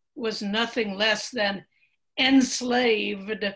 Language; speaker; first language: English; native; English